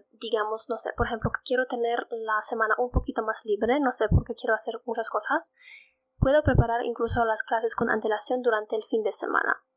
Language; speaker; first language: Spanish; non-native, fluent; Polish